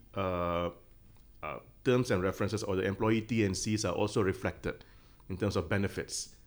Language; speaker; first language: English; non-native, local second language; Tamil